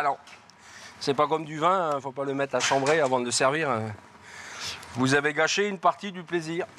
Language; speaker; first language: French; native; French